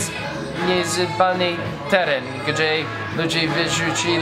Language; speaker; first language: Polish; non-native, learner; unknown